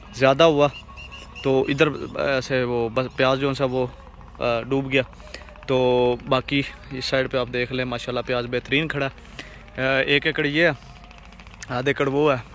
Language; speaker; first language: Urdu; non-native, local second language; Punjabi